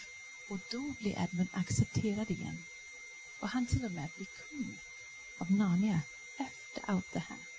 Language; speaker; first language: Swedish; non-native, fluent; English